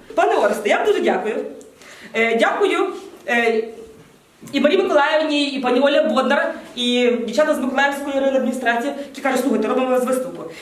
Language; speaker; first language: Ukrainian; native; Ukrainian